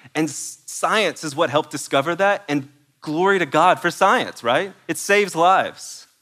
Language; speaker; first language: English; native; English